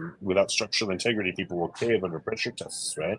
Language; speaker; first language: English; native; English